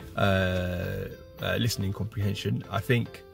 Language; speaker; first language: English; native; English